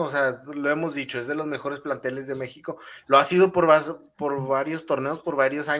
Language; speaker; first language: Spanish; native; Spanish